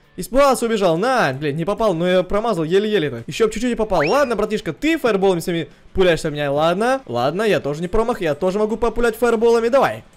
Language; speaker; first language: Russian; early bilingual, heritage; Russian